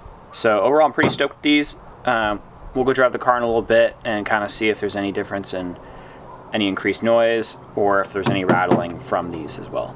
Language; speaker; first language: English; native; English